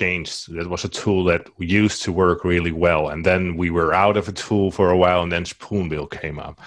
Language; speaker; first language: English; non-native, fluent; Dutch